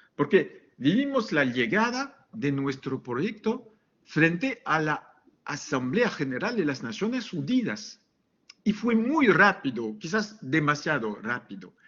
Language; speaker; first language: Spanish; non-native, fluent; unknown